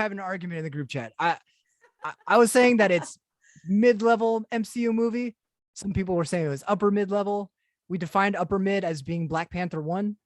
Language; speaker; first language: English; native; English